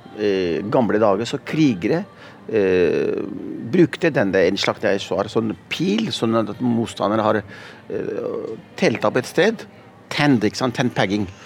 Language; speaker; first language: Norwegian; early bilingual, other home language; Punjabi